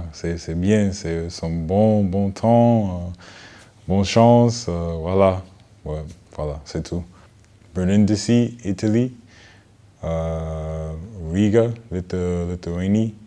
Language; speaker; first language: French; non-native, learner; English